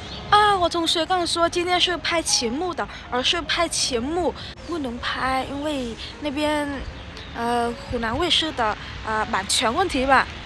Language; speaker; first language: Chinese; non-native, fluent; Vietnamese